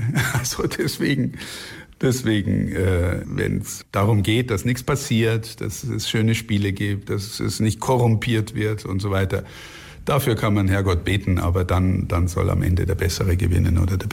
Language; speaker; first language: German; native; German